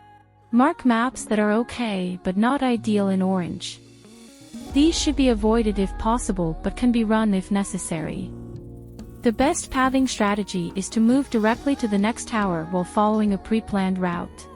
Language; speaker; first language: English; native; English